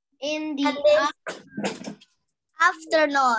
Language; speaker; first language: English; non-native, local second language; Indonesian